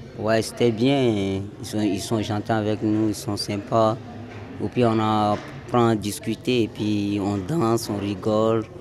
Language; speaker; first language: French; non-native, local second language; Bambara